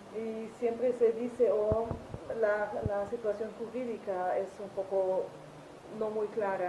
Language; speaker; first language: Spanish; non-native, fluent; German